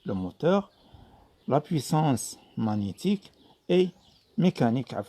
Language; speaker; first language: French; non-native, local second language; Arabic